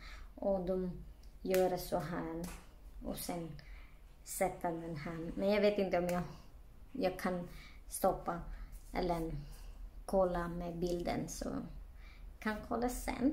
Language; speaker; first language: Swedish; non-native, learner; Filipino